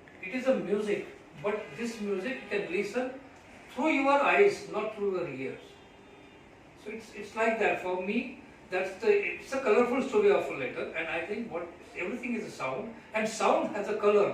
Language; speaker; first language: English; non-native, local second language; Marathi